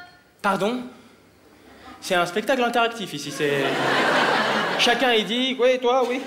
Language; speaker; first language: French; native; French